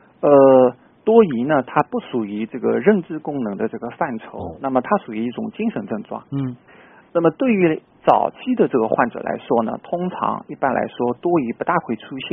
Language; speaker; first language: Chinese; native; Chinese